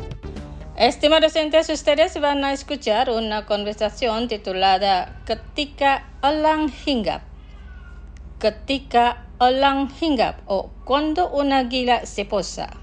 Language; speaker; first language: Spanish; non-native, fluent; Indonesian